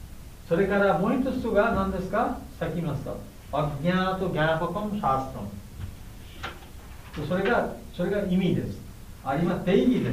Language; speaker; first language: Japanese; non-native, learner; Bangla